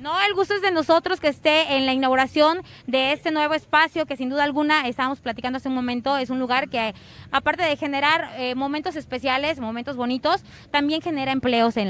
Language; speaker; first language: Spanish; native; Spanish